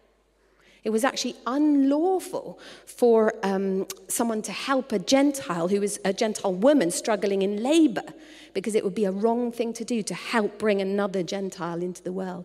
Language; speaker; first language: English; native; English